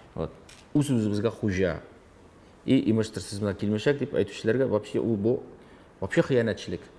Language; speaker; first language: Tatar; non-native, local second language; Russian